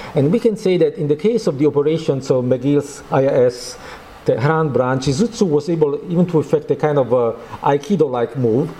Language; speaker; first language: English; non-native, fluent; Italian